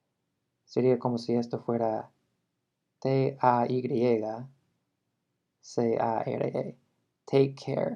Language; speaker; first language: Spanish; non-native, fluent; English